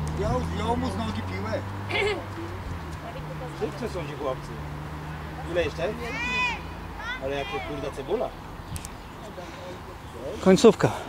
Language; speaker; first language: Polish; native; Polish